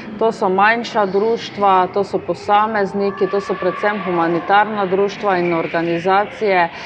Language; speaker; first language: Slovenian; native; Slovenian